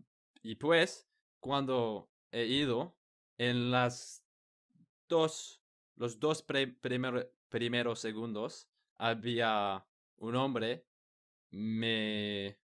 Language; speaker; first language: Spanish; non-native, learner; English